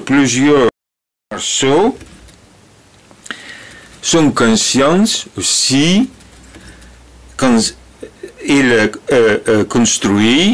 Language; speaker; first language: French; non-native, learner; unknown